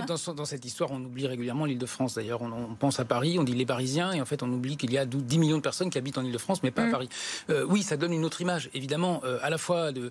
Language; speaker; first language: French; native; French